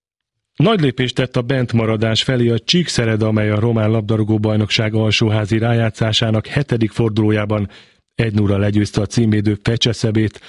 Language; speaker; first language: Hungarian; native; Hungarian